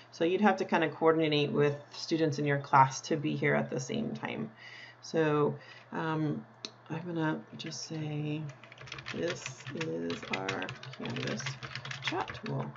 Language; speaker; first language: English; native; English